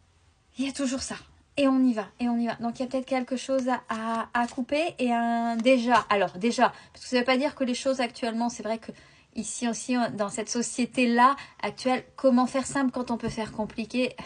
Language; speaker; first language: French; native; French